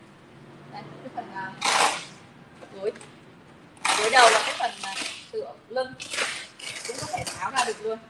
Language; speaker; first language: Vietnamese; native; Vietnamese